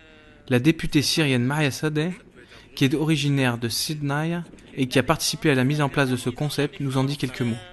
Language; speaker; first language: French; native; French